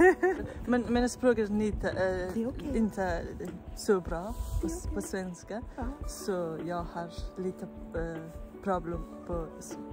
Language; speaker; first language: Swedish; non-native, learner; Hazaragi